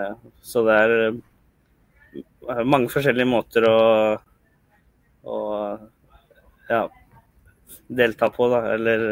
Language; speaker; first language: Norwegian; early bilingual, other home language; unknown